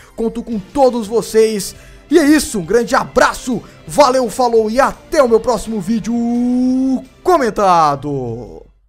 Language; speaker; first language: Portuguese; native; Portuguese